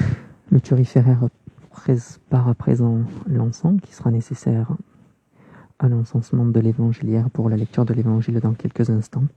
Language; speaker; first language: French; native; French